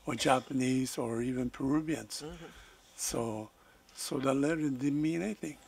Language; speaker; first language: English; non-native, fluent; Spanish